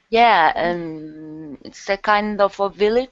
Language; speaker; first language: English; non-native, learner; Turkish